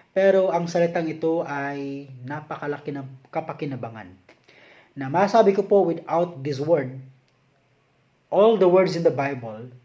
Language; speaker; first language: Filipino; non-native, local second language; Cebuano